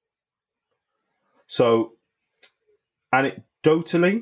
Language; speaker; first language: English; native; English